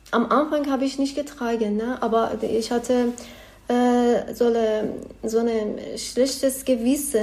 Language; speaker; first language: German; non-native, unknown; Persian